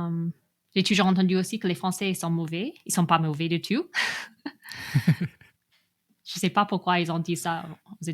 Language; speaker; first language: French; non-native, fluent; English